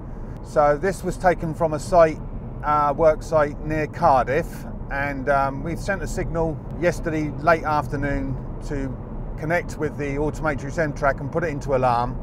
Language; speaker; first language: English; native; English